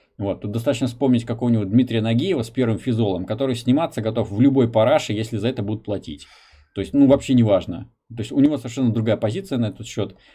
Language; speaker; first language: Russian; native; Russian